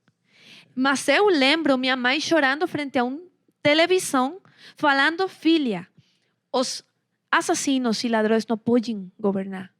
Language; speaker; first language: Portuguese; non-native, fluent; Spanish